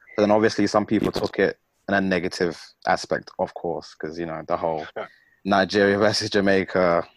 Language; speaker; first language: English; native; English